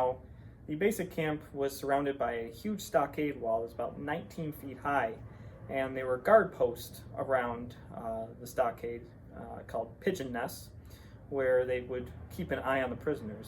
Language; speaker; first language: English; native; English